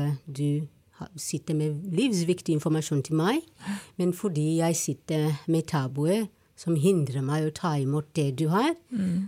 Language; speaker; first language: Norwegian; non-native, fluent; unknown